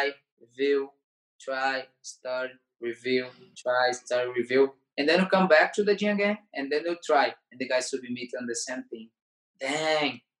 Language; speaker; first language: English; non-native, learner; Portuguese